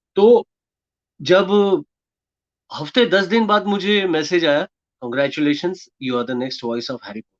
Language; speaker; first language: Hindi; non-native, local second language; Gujarati